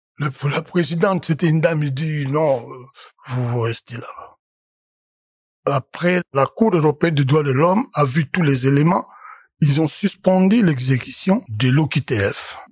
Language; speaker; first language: French; non-native, local second language; Lingala